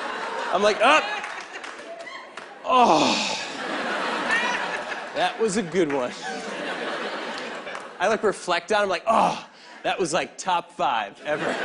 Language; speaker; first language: English; native; English